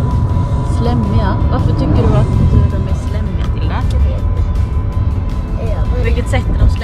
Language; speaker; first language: Swedish; native; Swedish